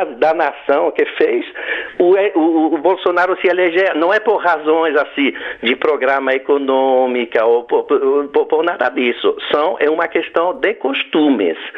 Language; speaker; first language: Portuguese; non-native, fluent; French